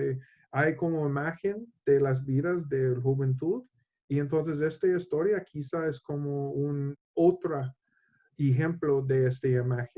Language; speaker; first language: Spanish; non-native, learner; English